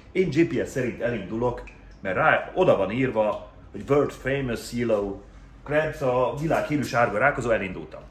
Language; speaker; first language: Hungarian; native; Hungarian